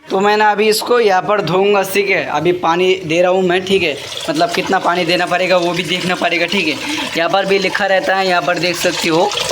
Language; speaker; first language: Hindi; non-native, local second language; Bangla